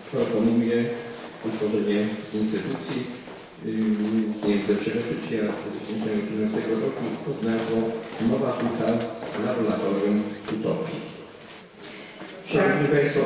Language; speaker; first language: Polish; native; Polish